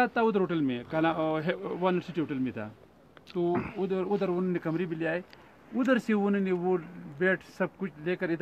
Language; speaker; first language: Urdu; non-native, local second language; Pashto